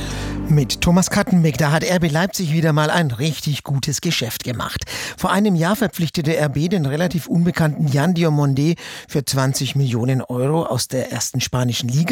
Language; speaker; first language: German; native; German